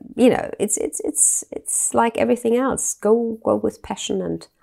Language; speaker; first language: English; non-native, fluent; German